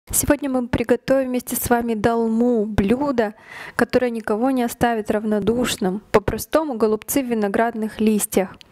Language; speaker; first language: Russian; native; Russian